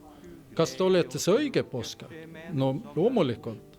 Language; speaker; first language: Estonian; early bilingual, heritage; Estonian